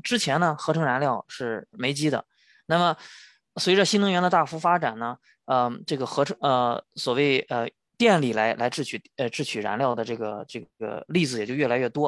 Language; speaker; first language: Chinese; native; Chinese